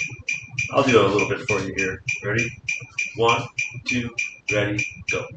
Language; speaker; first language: English; native; English